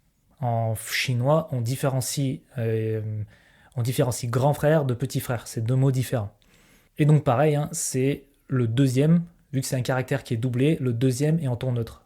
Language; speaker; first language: French; native; French